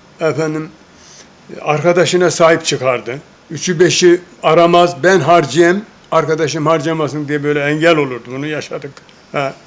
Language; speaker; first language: Turkish; native; Turkish